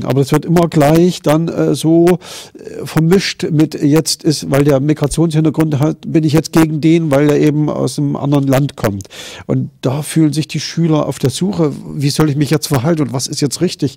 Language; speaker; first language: German; native; German